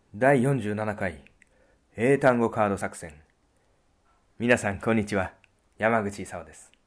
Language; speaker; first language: Japanese; native; Japanese